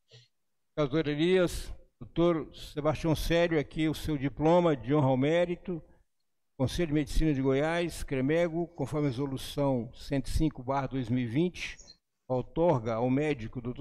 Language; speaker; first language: Portuguese; native; Portuguese